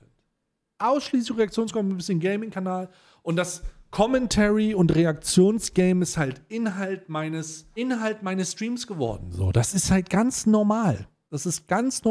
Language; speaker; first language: German; native; German